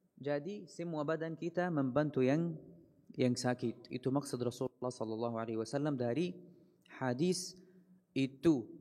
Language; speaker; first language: Malay; non-native, fluent; Arabic